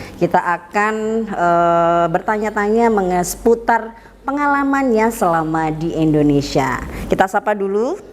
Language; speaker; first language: Indonesian; native; Indonesian